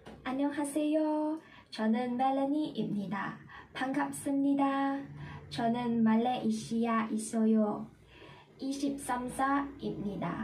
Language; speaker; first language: Korean; non-native, learner; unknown